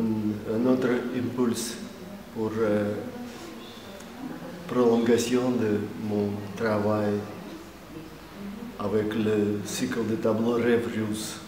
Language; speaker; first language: French; non-native, fluent; Russian